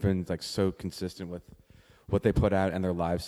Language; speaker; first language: English; native; English